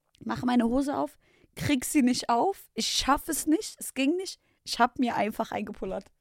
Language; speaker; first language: German; early bilingual, other home language; Arabic